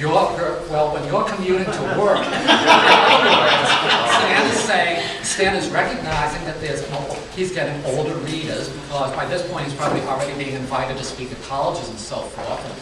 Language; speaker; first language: English; native; English